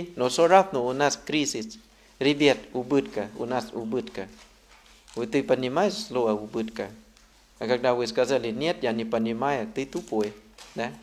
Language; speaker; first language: Russian; non-native, learner; Thai